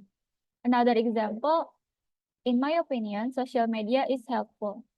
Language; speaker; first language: English; non-native, fluent; Indonesian